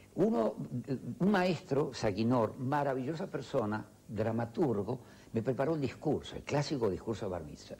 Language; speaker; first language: Spanish; early bilingual, other home language; Yiddish